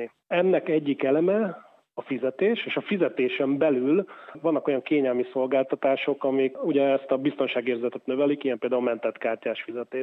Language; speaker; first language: Hungarian; native; Hungarian